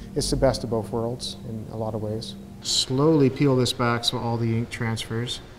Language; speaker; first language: English; native; English